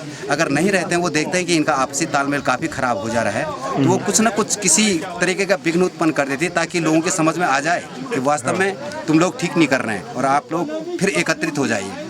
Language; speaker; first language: Hindi; native; Hindi